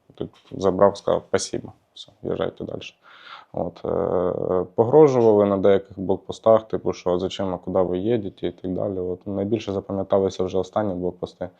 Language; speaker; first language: Ukrainian; native; Ukrainian